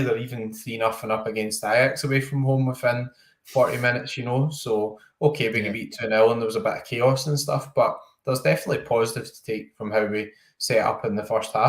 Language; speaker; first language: English; native; English